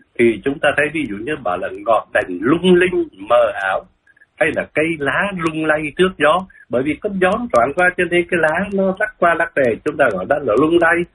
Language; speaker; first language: Vietnamese; native; Vietnamese